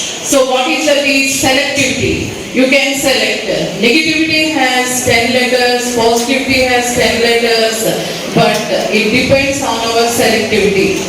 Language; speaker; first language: English; non-native, local second language; Telugu